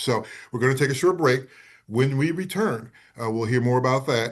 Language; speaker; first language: English; native; English